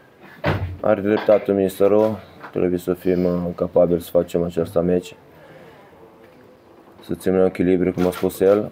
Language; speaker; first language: Romanian; early bilingual, heritage; Romanian